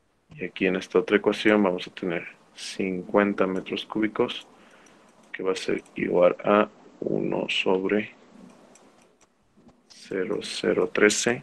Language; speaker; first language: Spanish; native; Spanish